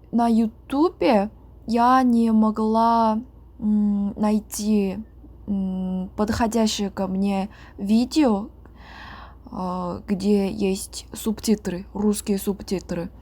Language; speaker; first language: Russian; non-native, learner; Korean